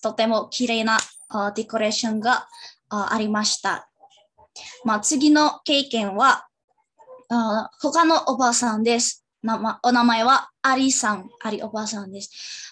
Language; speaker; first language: Japanese; non-native, learner; Indonesian